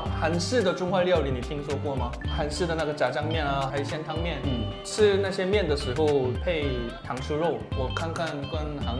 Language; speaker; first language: Chinese; non-native, fluent; Korean